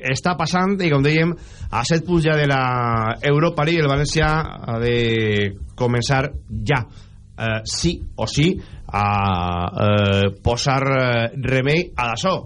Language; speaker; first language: Catalan; native; Catalan